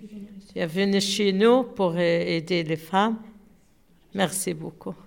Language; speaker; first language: French; non-native, learner; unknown